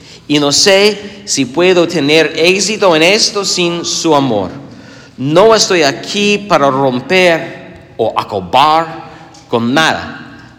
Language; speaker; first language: Spanish; non-native, fluent; English